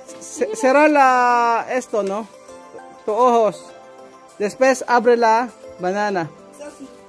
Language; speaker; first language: Spanish; non-native, learner; Filipino